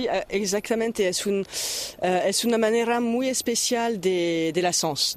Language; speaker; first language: Spanish; non-native, learner; French